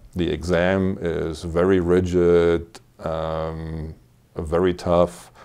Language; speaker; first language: English; non-native, fluent; German